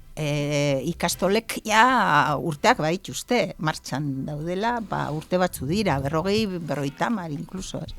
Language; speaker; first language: Basque; non-native, local second language; Spanish